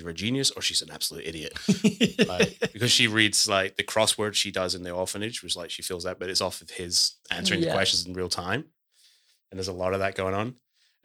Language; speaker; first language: English; native; English